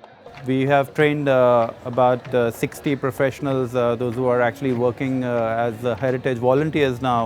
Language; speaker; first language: English; non-native, local second language; Hindi